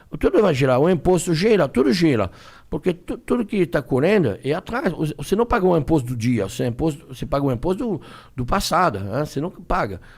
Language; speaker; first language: Portuguese; non-native, fluent; French